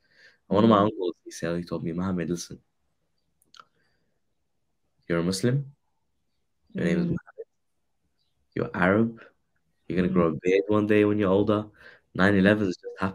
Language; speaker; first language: English; native; English